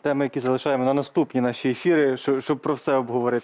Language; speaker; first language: Ukrainian; native; Ukrainian